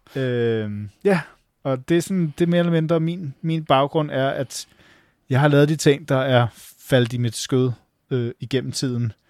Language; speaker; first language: Danish; native; Danish